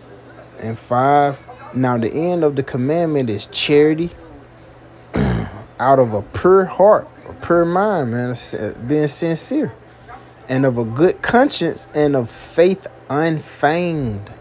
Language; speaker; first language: English; native; English